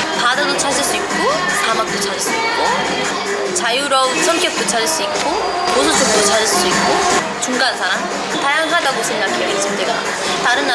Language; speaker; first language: Korean; non-native, local second language; Arabic